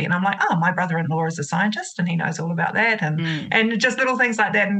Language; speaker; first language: English; native; English